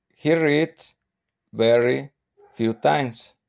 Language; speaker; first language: English; non-native, learner; Spanish